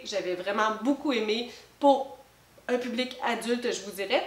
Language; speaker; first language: French; native; French